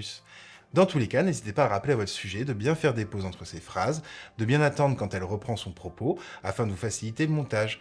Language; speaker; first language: French; native; French